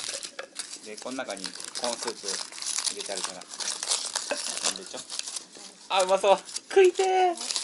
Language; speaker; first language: Japanese; native; Japanese